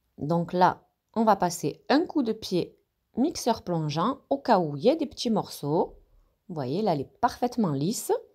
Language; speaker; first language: French; native; French